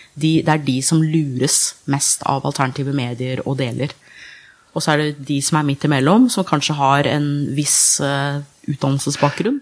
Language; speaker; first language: Norwegian; early bilingual, other home language; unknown